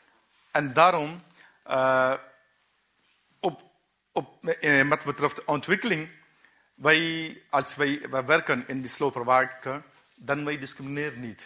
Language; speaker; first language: Dutch; non-native, learner; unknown